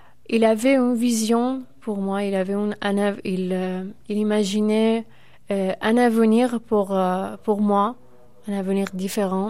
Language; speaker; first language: French; non-native, fluent; Persian